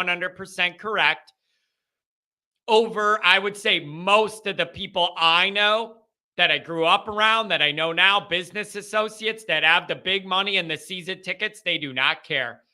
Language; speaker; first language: English; native; English